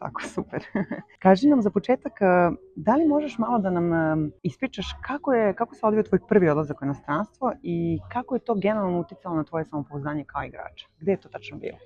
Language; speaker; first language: Croatian; native; Croatian